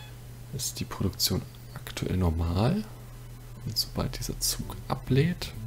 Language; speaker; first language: German; native; German